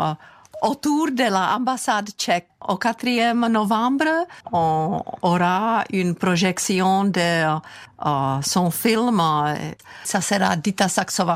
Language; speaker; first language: French; non-native, fluent; Czech